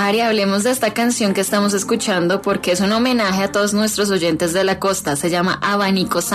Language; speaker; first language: Spanish; native; Spanish